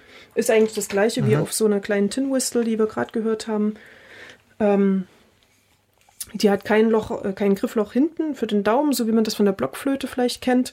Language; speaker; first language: German; native; German